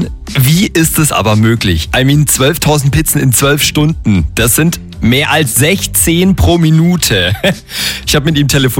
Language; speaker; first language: German; native; German